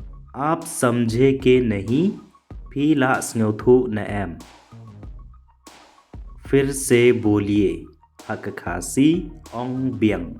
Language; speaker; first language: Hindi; non-native, local second language; Khasi